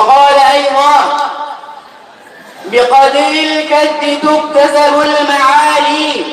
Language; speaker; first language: Arabic; non-native, learner; Urdu